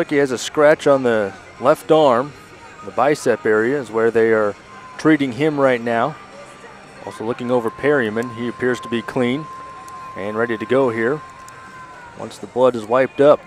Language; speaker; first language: English; native; English